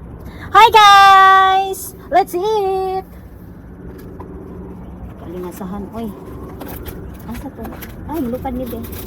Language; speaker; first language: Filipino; non-native, local second language; Cebuano